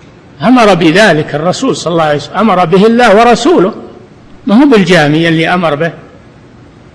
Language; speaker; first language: Arabic; native; Arabic